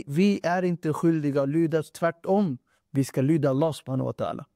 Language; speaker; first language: Swedish; non-native, fluent; Urdu